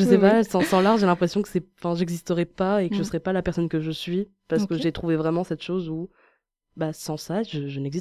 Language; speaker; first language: French; native; French